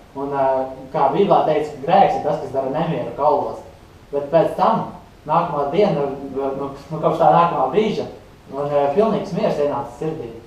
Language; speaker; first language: Latvian; native; Latvian